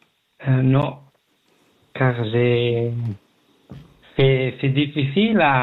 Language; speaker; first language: French; non-native, learner; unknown